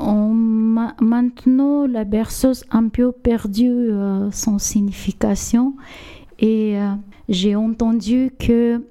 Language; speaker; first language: French; non-native, learner; Armenian